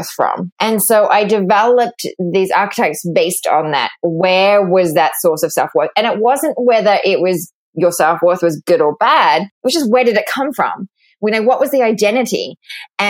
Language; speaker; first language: English; native; English